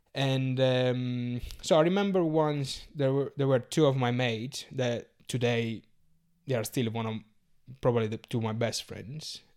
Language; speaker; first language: English; non-native, learner; Italian